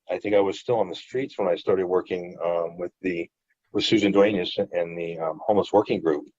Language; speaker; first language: English; native; English